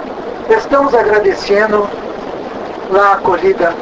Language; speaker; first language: Spanish; non-native, learner; Portuguese